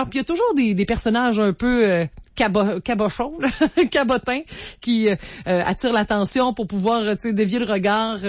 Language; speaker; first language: French; native; French